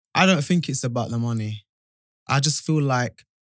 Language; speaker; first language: English; native; English